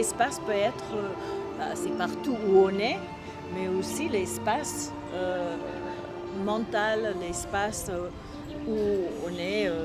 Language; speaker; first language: French; non-native, fluent; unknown